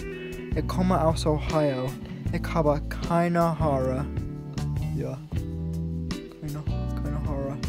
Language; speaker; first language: German; non-native, learner; English